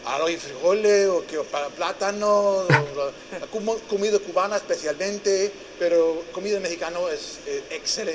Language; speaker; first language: Spanish; non-native, learner; English